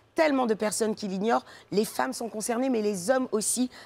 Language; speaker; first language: French; native; French